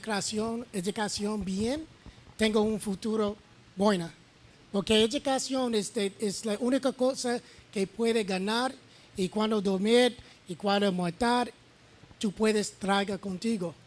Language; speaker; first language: Spanish; non-native, learner; English